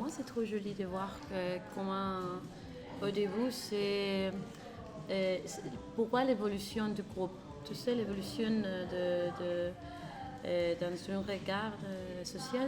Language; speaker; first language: French; non-native, learner; Spanish